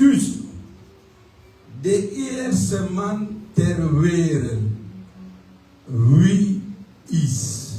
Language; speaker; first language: Dutch; non-native, learner; French